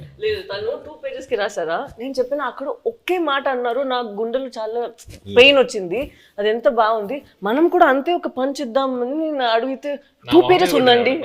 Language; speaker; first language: Telugu; non-native, fluent; Tamil